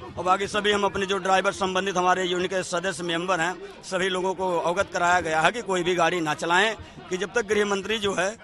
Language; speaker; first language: Hindi; native; Hindi